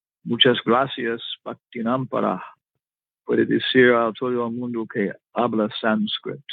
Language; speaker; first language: Spanish; non-native, learner; English